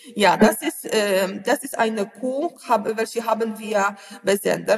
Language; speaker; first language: German; non-native, learner; Polish